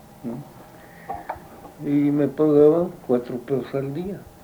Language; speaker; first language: Spanish; native; Spanish